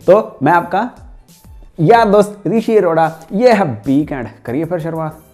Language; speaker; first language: Hindi; non-native, local second language; Punjabi